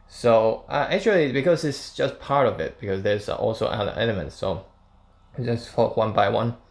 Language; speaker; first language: English; non-native, fluent; Chinese